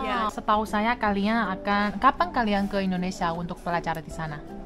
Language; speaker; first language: Indonesian; non-native, fluent; Chinese